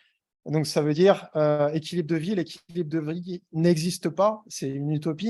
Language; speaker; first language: French; native; French